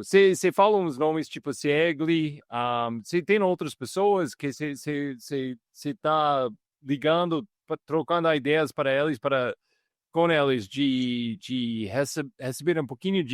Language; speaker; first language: Portuguese; non-native, fluent; English